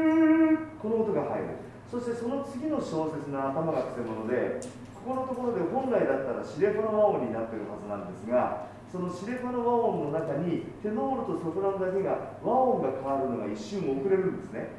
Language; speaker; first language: Japanese; native; Japanese